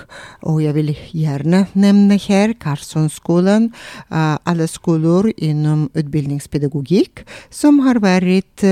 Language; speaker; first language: Swedish; non-native, fluent; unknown